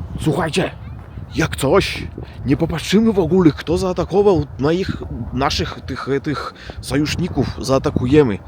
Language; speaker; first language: Polish; non-native, fluent; Russian